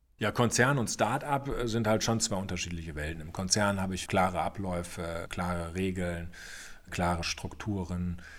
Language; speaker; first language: German; native; German